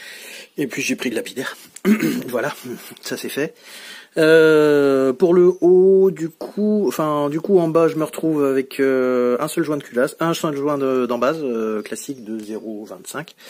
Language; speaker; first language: French; native; French